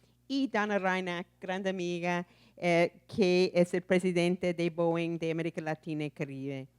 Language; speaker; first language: Spanish; non-native, fluent; English